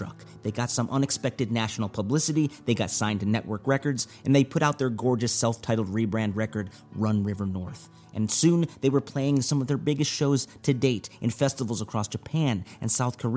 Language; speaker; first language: English; native; English